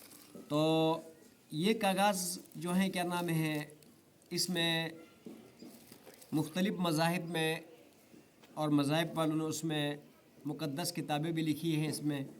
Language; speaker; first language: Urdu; non-native, local second language; Shina